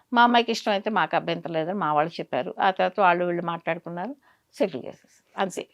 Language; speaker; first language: Telugu; native; Telugu